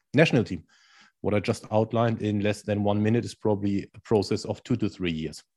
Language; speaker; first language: English; non-native, fluent; German